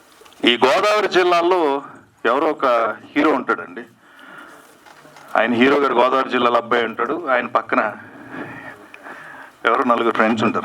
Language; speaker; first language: Telugu; native; Telugu